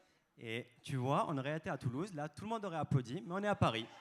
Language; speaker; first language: French; native; French